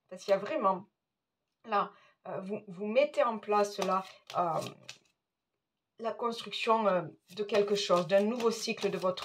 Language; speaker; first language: French; native; French